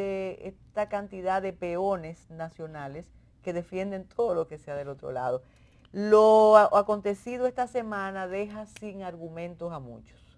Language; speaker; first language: Spanish; native; Spanish